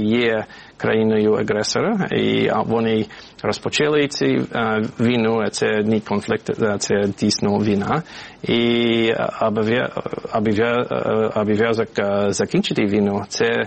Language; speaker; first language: Ukrainian; non-native, learner; English